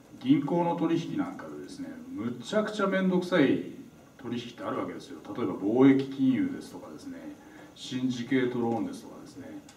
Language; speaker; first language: Japanese; native; Japanese